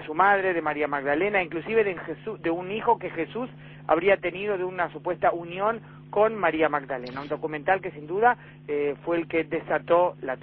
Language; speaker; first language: Spanish; native; Spanish